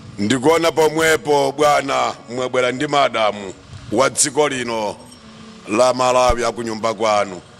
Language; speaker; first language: Nyanja; native; Nyanja